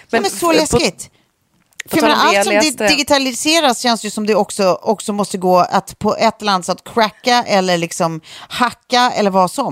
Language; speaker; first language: Swedish; native; Swedish